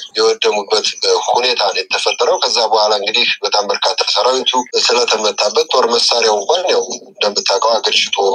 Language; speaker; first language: Amharic; native; Amharic